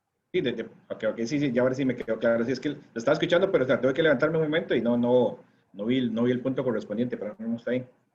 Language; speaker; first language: Spanish; native; Spanish